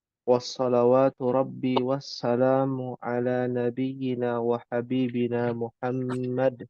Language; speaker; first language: Arabic; non-native, fluent; Indonesian